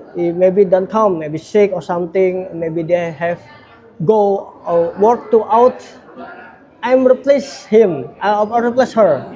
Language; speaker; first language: English; non-native, learner; Indonesian